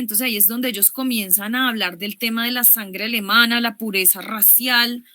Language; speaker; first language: Spanish; native; Spanish